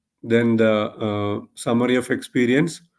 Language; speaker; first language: English; non-native, local second language; Malayalam